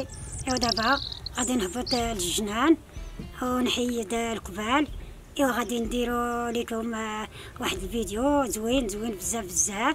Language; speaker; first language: Arabic; non-native, local second language; Central Atlas Tamazight